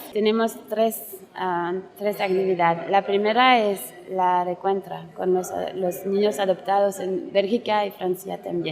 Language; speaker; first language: Spanish; non-native, learner; French